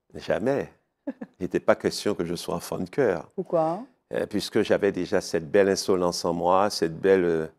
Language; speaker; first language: French; native; French